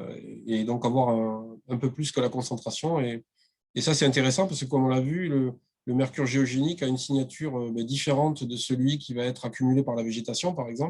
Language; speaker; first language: French; native; French